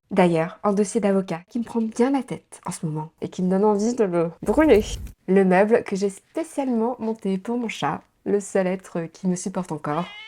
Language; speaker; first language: French; native; French